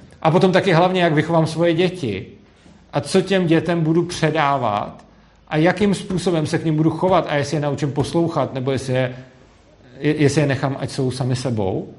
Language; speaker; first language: Czech; native; Czech